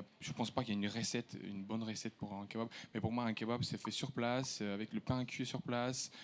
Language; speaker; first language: French; early bilingual, other home language; Turkish